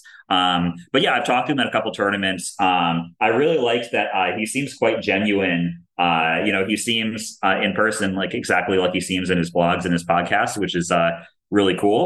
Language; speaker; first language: English; native; English